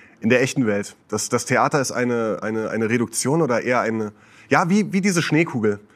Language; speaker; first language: German; native; German